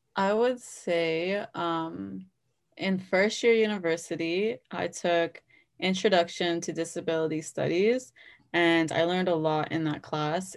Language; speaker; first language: English; native; English